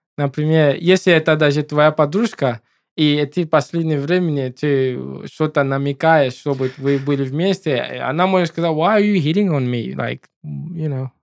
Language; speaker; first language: Russian; non-native, learner; English